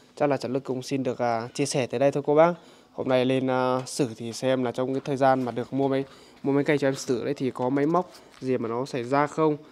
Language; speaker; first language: Vietnamese; native; Vietnamese